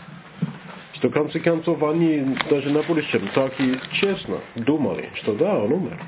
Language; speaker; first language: Russian; non-native, learner; English